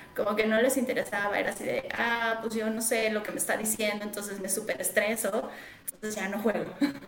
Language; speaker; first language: Spanish; native; Spanish